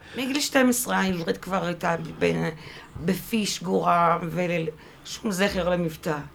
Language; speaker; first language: Hebrew; early bilingual, other home language; French